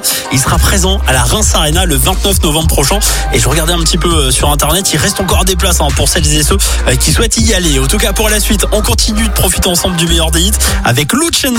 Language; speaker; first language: French; native; French